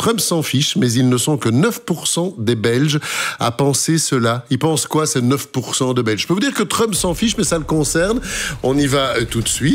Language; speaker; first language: French; native; French